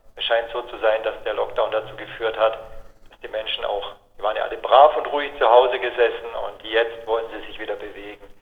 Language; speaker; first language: German; native; German